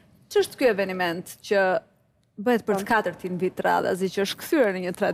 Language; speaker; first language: Albanian; native; Albanian